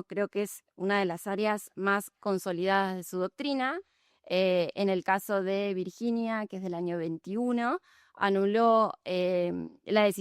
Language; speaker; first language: Spanish; native; Spanish